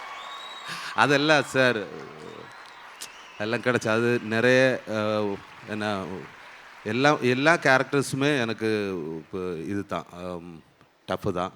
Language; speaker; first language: Tamil; non-native, learner; Malayalam